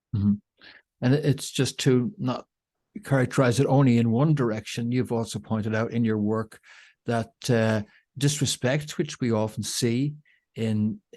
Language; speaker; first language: English; native; English